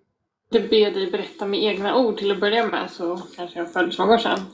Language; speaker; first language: Swedish; native; Swedish